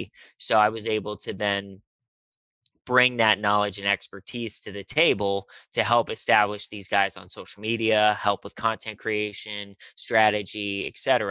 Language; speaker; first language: English; native; English